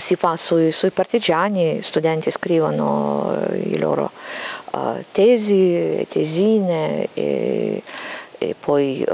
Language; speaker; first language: Italian; non-native, fluent; Lithuanian